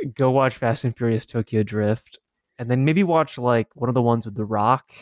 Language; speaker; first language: English; native; English